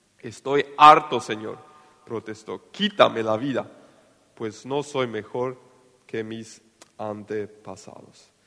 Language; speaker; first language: Spanish; non-native, local second language; Plautdietsch